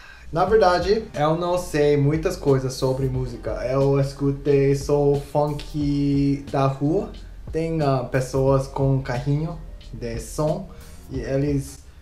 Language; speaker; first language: Portuguese; non-native, learner; English